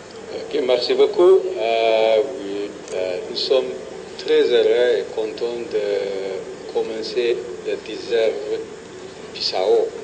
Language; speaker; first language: French; non-native, fluent; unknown